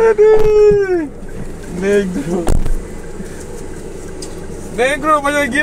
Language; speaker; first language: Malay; non-native, local second language; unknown